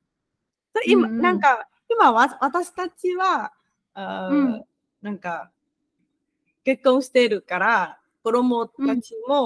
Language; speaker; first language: Japanese; non-native, fluent; Vietnamese